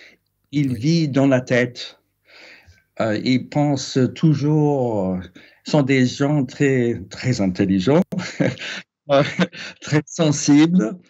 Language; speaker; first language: French; non-native, fluent; English